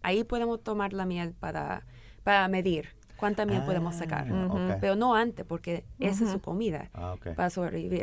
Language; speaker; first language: Spanish; early bilingual, heritage; English